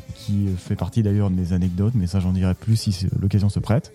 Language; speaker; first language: French; native; French